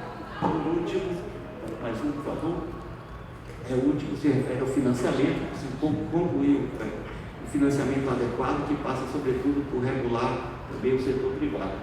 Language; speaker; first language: Portuguese; native; Portuguese